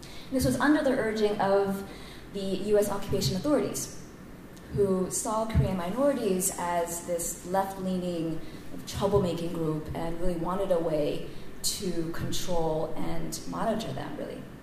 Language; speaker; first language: English; native; English